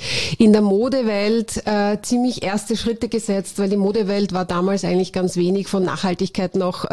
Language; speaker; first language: German; native; German